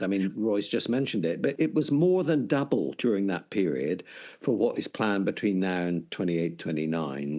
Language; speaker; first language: English; native; English